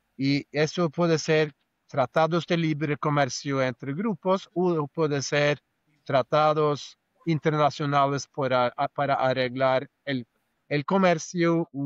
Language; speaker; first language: Spanish; non-native, fluent; Norwegian